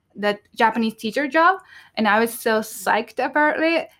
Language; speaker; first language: English; non-native, learner; Japanese